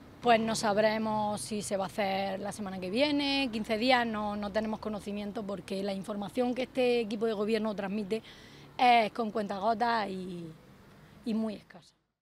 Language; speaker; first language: Spanish; native; Spanish